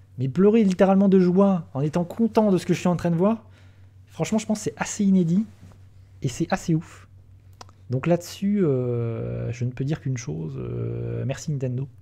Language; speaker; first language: French; native; French